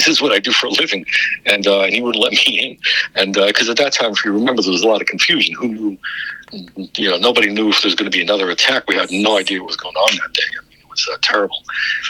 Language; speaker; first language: English; native; English